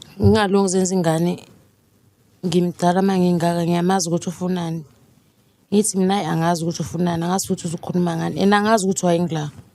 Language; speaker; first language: Zulu; native; Zulu